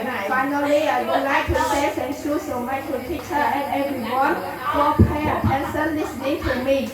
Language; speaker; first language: English; non-native, learner; Khmer